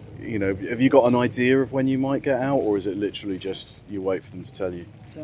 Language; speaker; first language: English; native; English